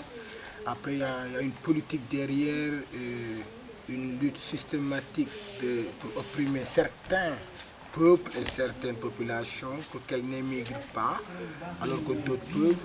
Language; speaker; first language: French; non-native, local second language; Wolof